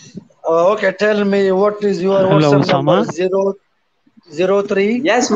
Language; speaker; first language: English; non-native, learner; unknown